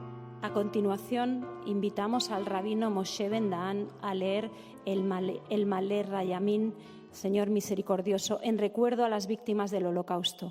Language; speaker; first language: Spanish; native; Spanish